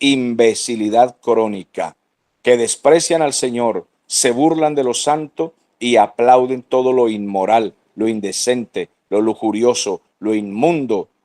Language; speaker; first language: Spanish; native; Spanish